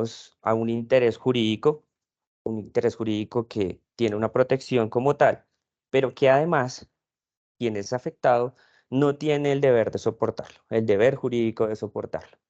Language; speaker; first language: Spanish; native; Spanish